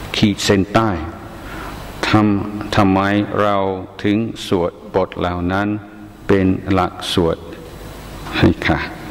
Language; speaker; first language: Thai; non-native, fluent; English